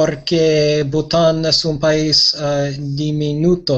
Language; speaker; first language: Spanish; non-native, learner; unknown